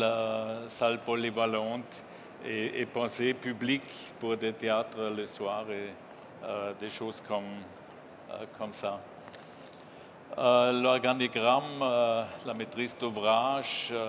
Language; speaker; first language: French; non-native, learner; German